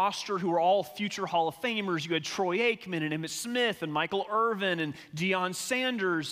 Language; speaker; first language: English; native; English